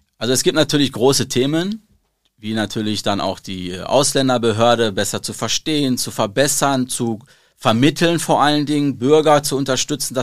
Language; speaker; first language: German; early bilingual, other home language; Arabic